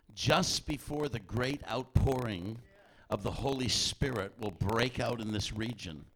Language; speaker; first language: English; native; English